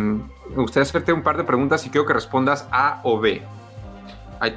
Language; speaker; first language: Spanish; native; Spanish